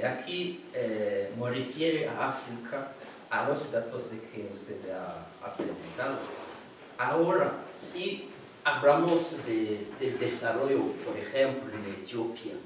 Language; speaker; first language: Spanish; non-native, fluent; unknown